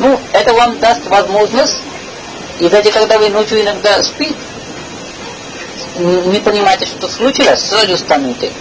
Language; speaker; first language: Russian; non-native, learner; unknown